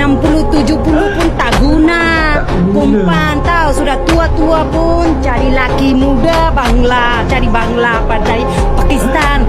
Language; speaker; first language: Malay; non-native, learner; Bangla